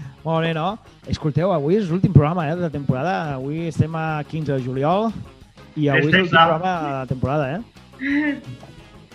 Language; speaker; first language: Catalan; native; Catalan